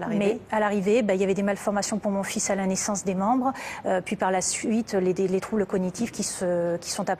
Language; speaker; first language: French; native; French